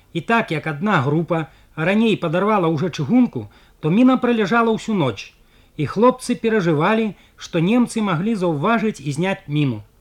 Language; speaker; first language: Belarusian; native; Belarusian